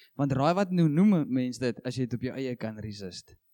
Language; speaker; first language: Afrikaans; native; Afrikaans